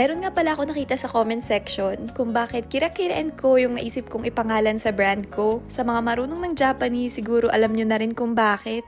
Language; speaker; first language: Filipino; native; Filipino